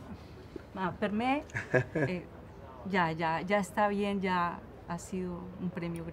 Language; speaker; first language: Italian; non-native, learner; Spanish